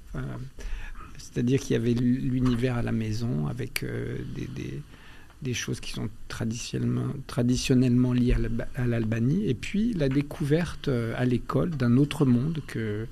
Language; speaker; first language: French; early bilingual, other home language; Albanian